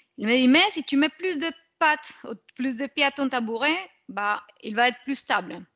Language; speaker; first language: French; non-native, fluent; Spanish